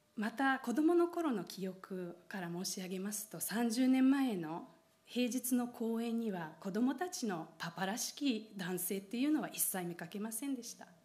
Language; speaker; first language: Japanese; non-native, fluent; Hungarian